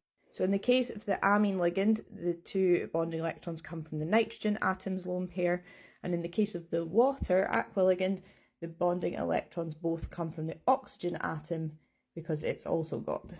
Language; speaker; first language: English; native; English